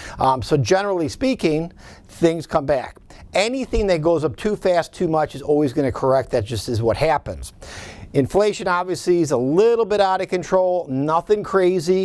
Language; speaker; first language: English; native; English